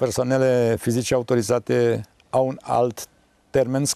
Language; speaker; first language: Romanian; native; Romanian